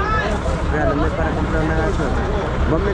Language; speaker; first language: Spanish; native; Spanish